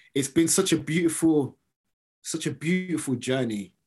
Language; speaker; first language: English; native; English